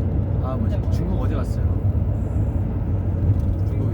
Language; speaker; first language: Korean; non-native, learner; English